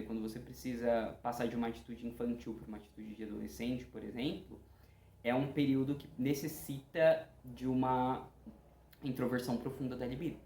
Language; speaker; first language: Portuguese; native; Portuguese